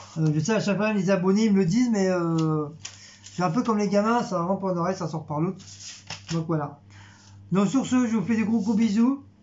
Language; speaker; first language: French; native; French